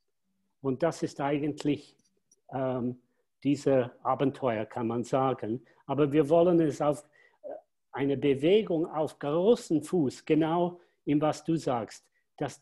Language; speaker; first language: German; non-native, fluent; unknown